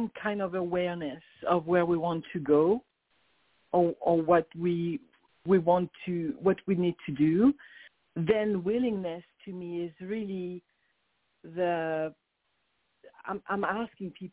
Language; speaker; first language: English; non-native, fluent; French